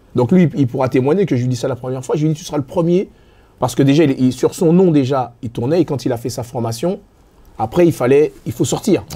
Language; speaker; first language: French; native; French